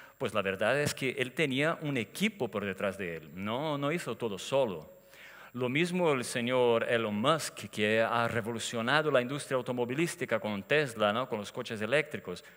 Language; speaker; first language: Spanish; non-native, fluent; Portuguese